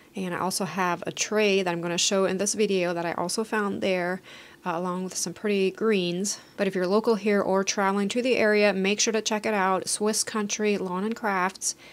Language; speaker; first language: English; native; English